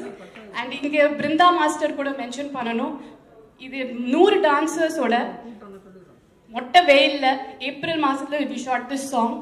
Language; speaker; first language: Tamil; non-native, fluent; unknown